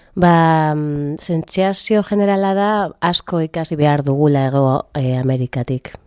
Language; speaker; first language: Basque; non-native, local second language; Spanish